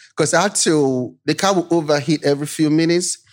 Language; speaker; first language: English; non-native, local second language; Yoruba